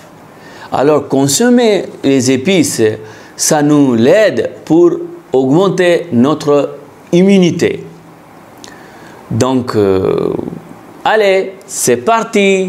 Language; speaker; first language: French; non-native, fluent; Hindi